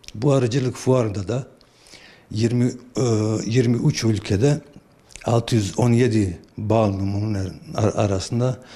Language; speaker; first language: Turkish; non-native, fluent; Bosnian